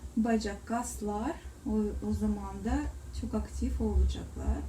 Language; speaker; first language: Turkish; non-native, learner; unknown